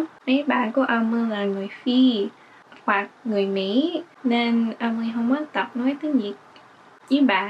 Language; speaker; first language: Vietnamese; early bilingual, heritage; English